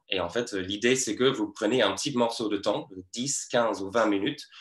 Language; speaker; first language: French; non-native, fluent; English